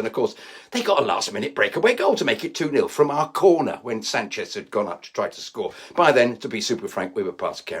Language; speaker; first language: English; native; English